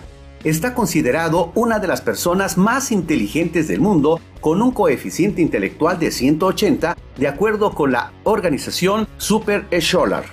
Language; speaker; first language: Spanish; native; Spanish